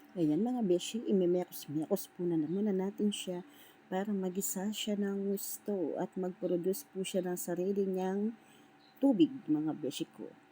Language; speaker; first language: Filipino; non-native, local second language; Pampanga